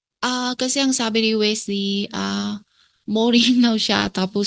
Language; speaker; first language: Filipino; early bilingual, other home language; Chinese